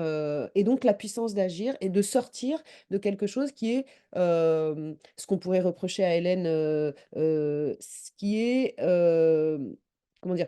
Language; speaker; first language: French; native; French